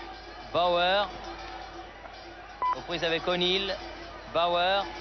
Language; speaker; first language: French; native; French